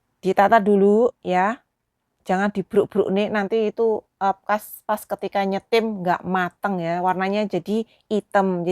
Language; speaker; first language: Indonesian; non-native, local second language; Javanese